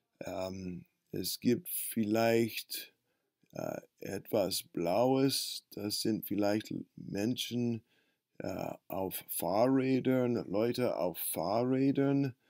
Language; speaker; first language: German; non-native, fluent; English